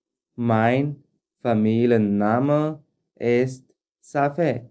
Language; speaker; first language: German; non-native, fluent; Pashto